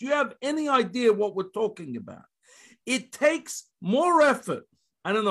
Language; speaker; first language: English; native; English